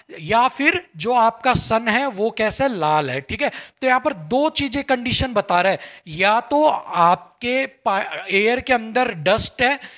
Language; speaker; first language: Hindi; native; Hindi